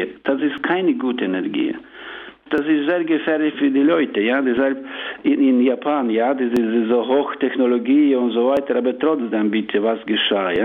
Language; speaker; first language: German; non-native, learner; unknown